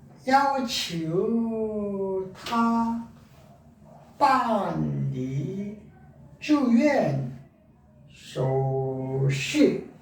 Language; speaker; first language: Chinese; non-native, learner; Korean